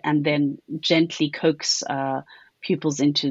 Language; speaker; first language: English; native; English